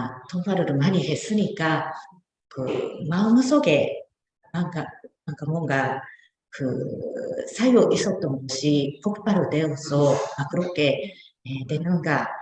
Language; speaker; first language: Korean; non-native, fluent; Japanese